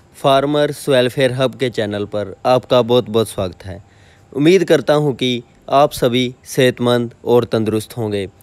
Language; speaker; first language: Hindi; non-native, local second language; Punjabi